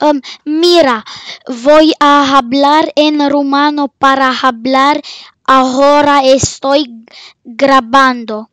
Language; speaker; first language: Spanish; non-native, learner; Romanian